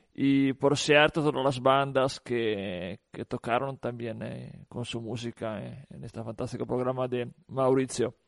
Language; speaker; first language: Spanish; non-native, fluent; Italian